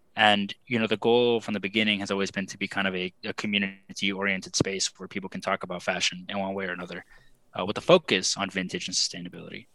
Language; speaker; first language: English; native; English